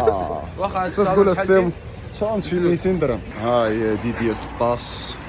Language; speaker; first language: Arabic; native; Arabic